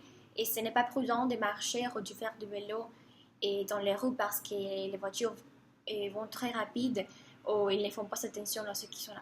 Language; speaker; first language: French; non-native, learner; Spanish